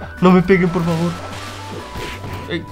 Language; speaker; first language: Spanish; native; Spanish